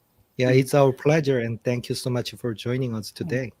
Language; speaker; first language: English; non-native, fluent; Korean